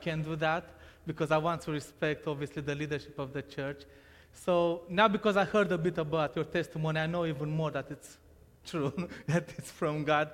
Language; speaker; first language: English; non-native, fluent; Romanian